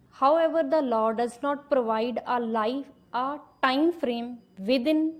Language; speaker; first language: English; non-native, local second language; Punjabi